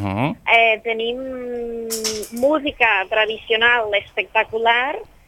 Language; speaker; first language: Catalan; non-native, fluent; English